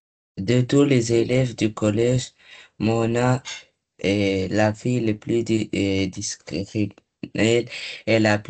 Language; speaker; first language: French; non-native, learner; Arabic